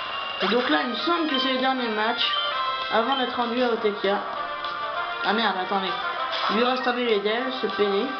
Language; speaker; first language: French; native; French